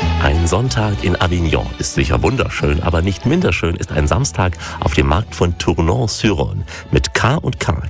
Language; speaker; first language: German; native; German